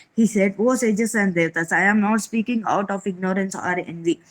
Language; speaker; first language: English; non-native, local second language; Telugu